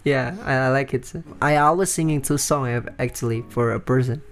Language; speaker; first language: English; non-native, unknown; Indonesian